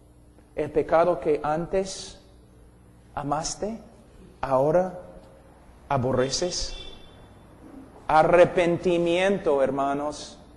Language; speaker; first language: Spanish; non-native, fluent; English